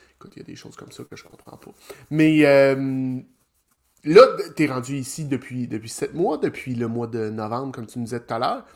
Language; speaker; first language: French; native; French